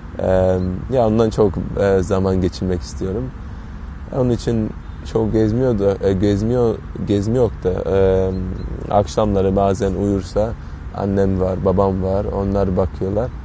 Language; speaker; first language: Turkish; early bilingual, heritage; Turkish